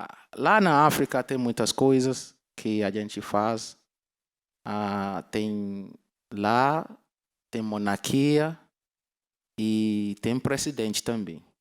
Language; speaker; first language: Portuguese; non-native, learner; Yoruba